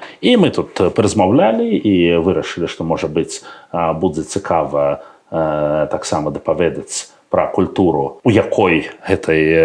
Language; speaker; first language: Belarusian; non-native, fluent; Russian